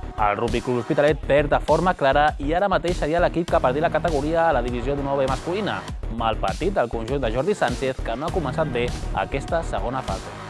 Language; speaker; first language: Catalan; native; Catalan